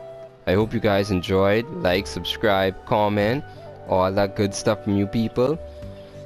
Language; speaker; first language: English; native; English